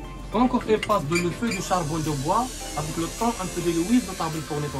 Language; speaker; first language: French; non-native, local second language; Arabic